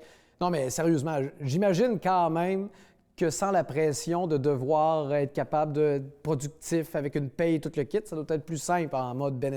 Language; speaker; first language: French; native; French